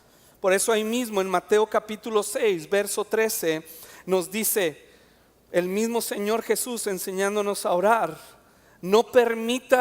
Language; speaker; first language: Spanish; native; Spanish